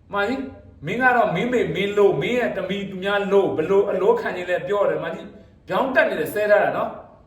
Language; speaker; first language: Burmese; native; Burmese